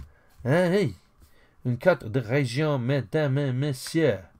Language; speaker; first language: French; non-native, fluent; English